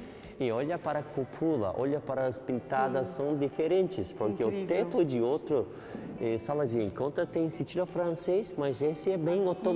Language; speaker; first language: Portuguese; non-native, learner; Turkish